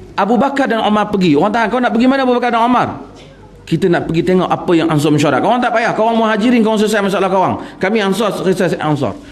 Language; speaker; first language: Malay; native; Malay